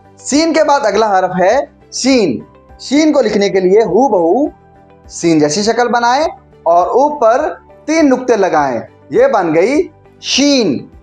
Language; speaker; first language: Urdu; native; Urdu